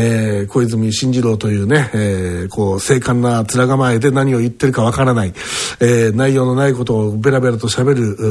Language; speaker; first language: Japanese; native; Japanese